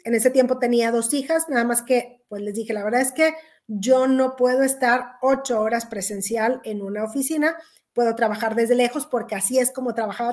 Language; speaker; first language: Spanish; native; Spanish